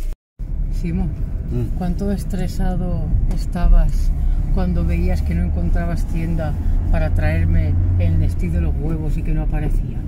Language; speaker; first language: Spanish; native; Spanish